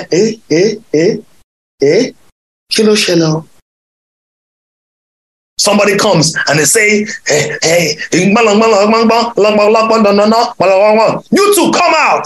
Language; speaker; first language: English; non-native, local second language; Yoruba